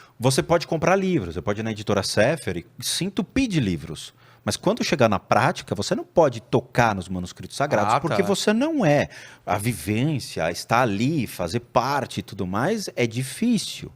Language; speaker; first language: Portuguese; native; Portuguese